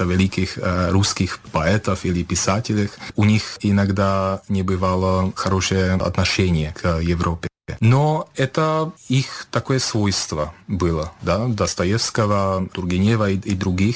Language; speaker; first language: Russian; non-native, fluent; Czech